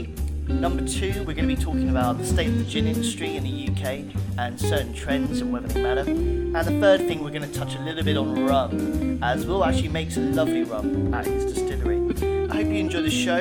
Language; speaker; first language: English; native; English